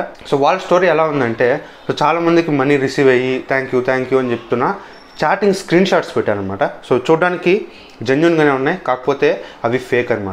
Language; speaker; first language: Telugu; native; Telugu